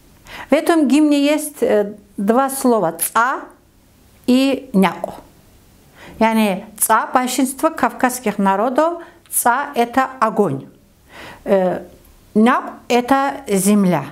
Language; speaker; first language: Russian; non-native, learner; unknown